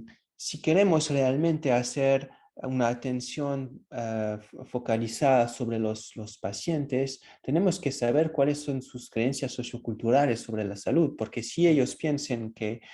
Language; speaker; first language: Spanish; non-native, fluent; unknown